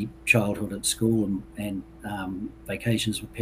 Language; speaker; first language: English; native; English